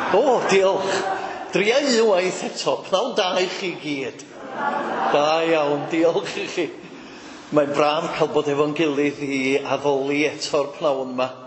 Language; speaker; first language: Welsh; native; Welsh